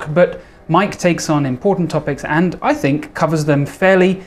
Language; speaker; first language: English; native; English